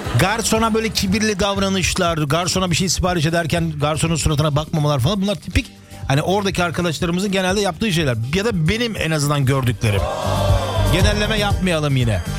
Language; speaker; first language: Turkish; early bilingual, heritage; Turkish